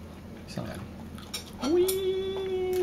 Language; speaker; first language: Indonesian; native; Indonesian